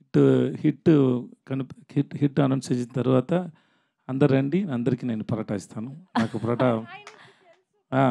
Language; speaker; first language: Telugu; non-native, learner; Tamil